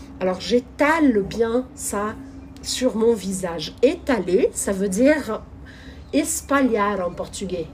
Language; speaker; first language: French; non-native, fluent; Portuguese